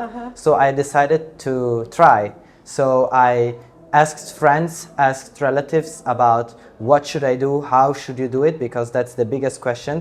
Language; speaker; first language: English; non-native, fluent; Italian